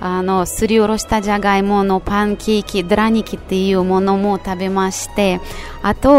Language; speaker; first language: Japanese; non-native, fluent; Russian